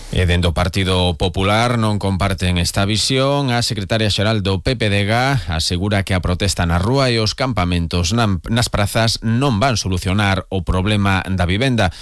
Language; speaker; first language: Galician; native; Galician